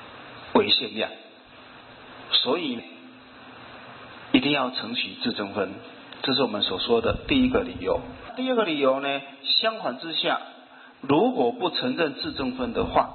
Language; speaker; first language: Chinese; native; Chinese